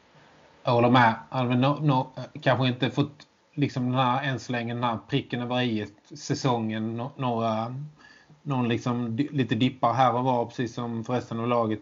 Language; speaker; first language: Swedish; native; Swedish